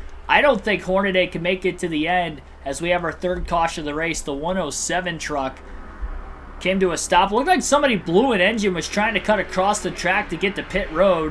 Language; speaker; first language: English; native; English